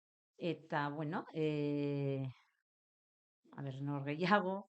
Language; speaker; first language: Basque; non-native, local second language; Spanish